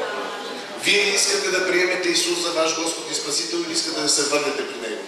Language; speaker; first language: Bulgarian; native; Bulgarian